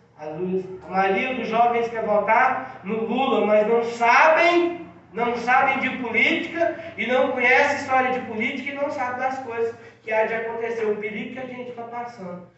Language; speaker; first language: Portuguese; native; Portuguese